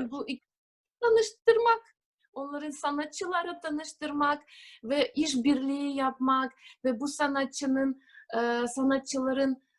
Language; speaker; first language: Turkish; non-native, fluent; Russian